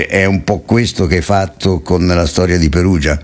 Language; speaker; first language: Italian; native; Italian